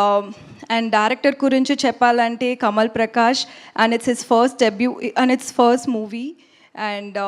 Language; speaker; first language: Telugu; non-native, learner; Tamil